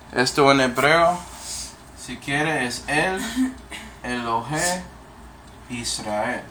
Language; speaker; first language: Spanish; non-native, fluent; English